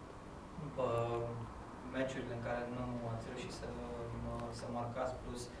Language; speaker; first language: Romanian; native; Romanian